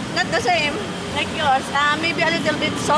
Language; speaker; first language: English; non-native, learner; Thai